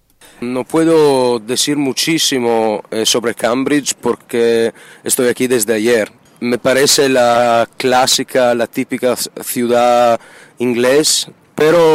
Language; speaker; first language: Spanish; non-native, fluent; Italian